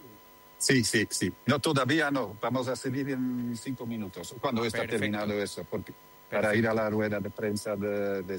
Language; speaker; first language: Spanish; non-native, learner; Dutch